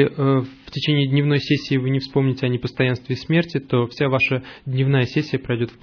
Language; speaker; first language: Russian; native; Russian